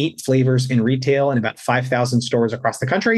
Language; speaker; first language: English; native; English